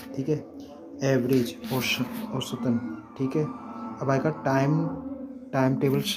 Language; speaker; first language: Hindi; native; Hindi